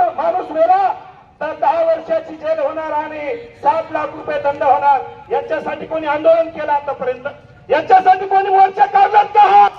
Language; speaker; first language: Marathi; non-native, local second language; Lambadi